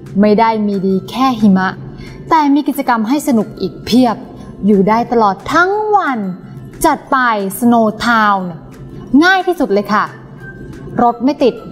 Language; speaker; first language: Thai; native; Thai